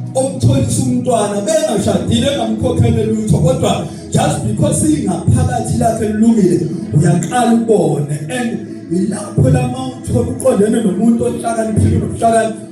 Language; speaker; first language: Zulu; native; Zulu